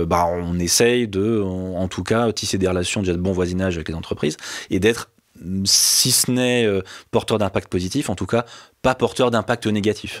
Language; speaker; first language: French; native; French